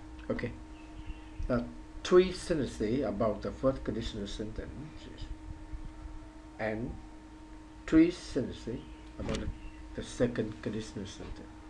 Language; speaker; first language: English; non-native, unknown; Vietnamese